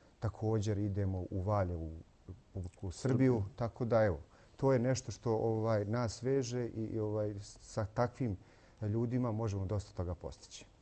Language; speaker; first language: Croatian; native; Croatian